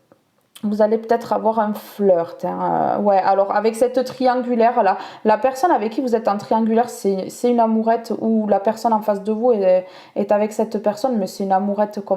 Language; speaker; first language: French; native; French